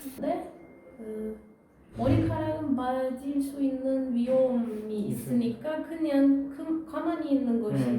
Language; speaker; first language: Korean; non-native, fluent; Turkish